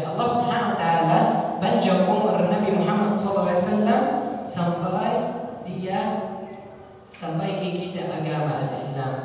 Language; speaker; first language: Indonesian; non-native, learner; Arabic